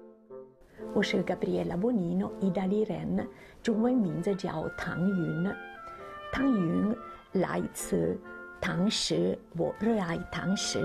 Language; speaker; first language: Chinese; non-native, fluent; Italian